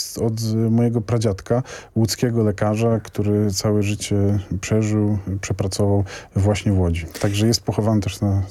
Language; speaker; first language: Polish; native; Polish